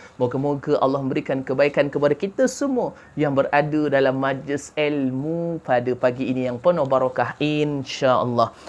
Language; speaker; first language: Malay; native; Malay